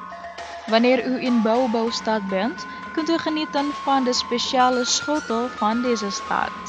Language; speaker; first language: Dutch; non-native, fluent; Indonesian